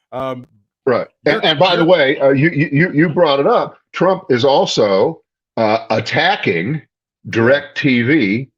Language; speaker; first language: English; native; English